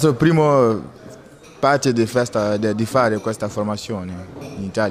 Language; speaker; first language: Italian; non-native, learner; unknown